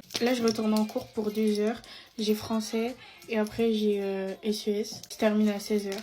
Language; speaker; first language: French; native; French